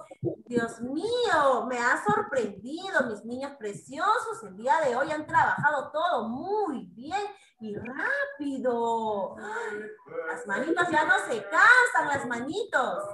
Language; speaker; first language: Spanish; native; Spanish